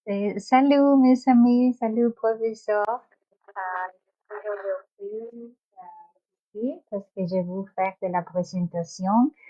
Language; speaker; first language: French; non-native, learner; Spanish